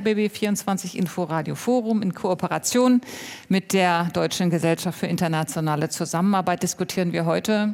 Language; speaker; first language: German; native; German